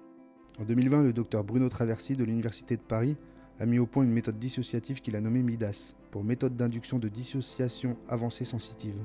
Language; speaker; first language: French; native; French